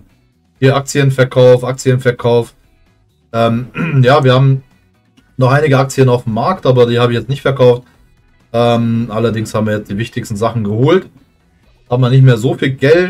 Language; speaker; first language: German; native; German